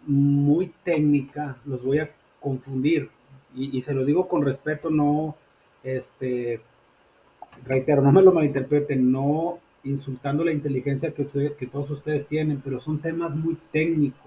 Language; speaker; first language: Spanish; native; Spanish